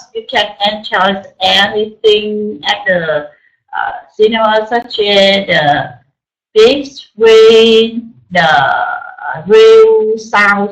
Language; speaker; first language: English; non-native, learner; Vietnamese